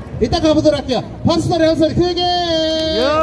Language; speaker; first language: Korean; native; Korean